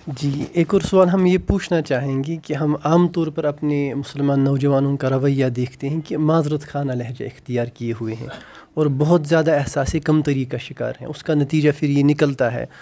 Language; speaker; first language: Urdu; non-native, local second language; Kashmiri